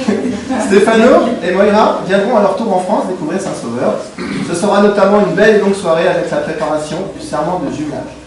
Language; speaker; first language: French; native; French